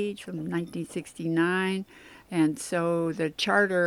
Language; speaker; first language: English; native; English